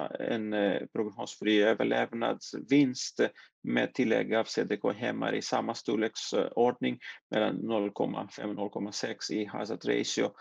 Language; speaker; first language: Swedish; non-native, fluent; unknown